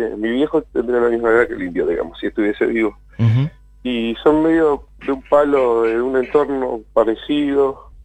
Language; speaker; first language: Spanish; native; Spanish